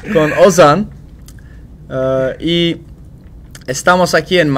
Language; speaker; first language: Spanish; non-native, learner; Turkish